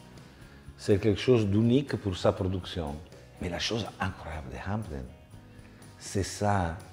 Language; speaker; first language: French; non-native, fluent; Italian